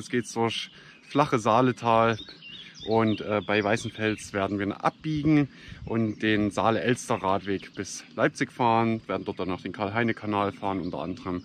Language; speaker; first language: German; native; German